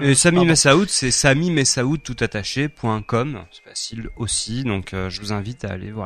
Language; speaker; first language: French; native; French